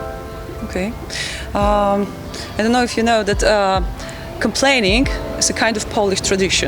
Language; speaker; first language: English; non-native, learner; Polish